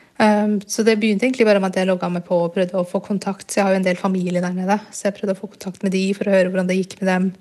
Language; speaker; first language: Norwegian; early bilingual, other home language; Burmese